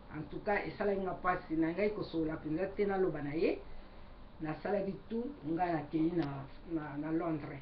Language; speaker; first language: Lingala; native; Lingala